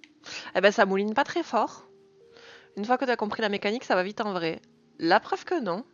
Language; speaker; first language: French; native; French